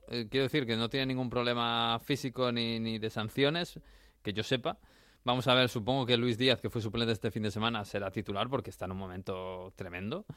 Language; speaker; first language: Spanish; native; Spanish